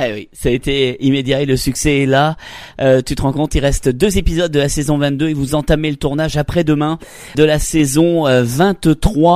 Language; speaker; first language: French; native; French